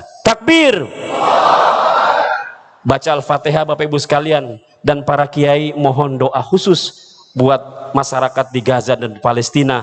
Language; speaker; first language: Indonesian; native; Indonesian